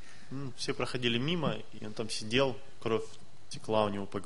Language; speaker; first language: Russian; native; Russian